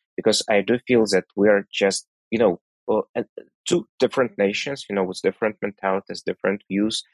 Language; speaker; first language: English; non-native, fluent; Russian